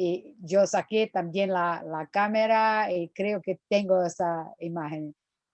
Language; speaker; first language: Spanish; non-native, fluent; Portuguese